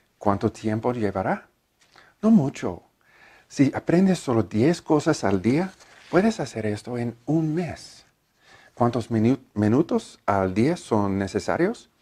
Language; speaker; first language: Spanish; non-native, learner; English